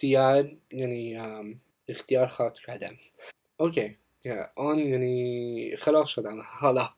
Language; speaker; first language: Persian; non-native, learner; English